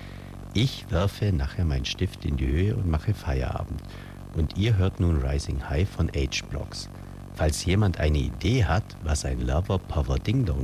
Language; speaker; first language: German; native; German